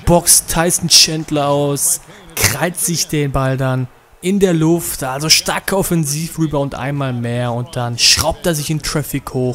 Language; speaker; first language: German; native; German